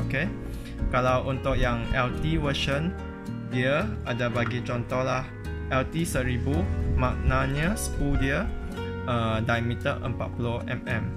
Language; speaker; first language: Malay; native; Malay